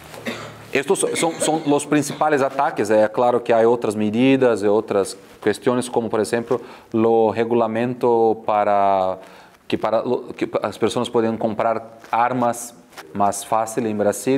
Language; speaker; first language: Spanish; non-native, fluent; Portuguese